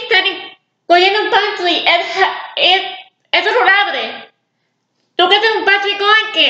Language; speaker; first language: Spanish; early bilingual, heritage; English